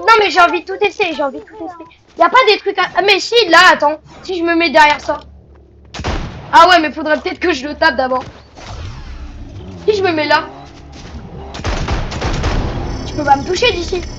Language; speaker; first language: French; native; French